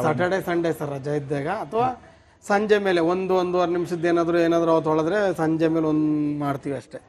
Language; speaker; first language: Kannada; native; Kannada